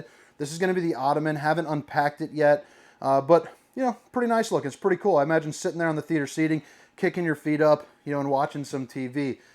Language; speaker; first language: English; native; English